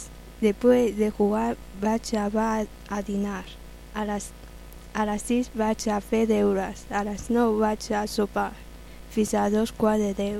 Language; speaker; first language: Catalan; non-native, learner; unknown